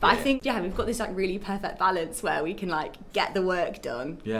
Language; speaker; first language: English; native; English